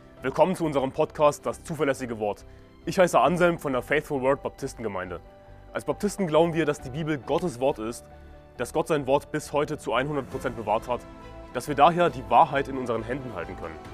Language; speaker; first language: German; native; German